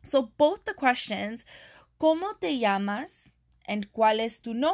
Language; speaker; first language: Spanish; non-native, fluent; English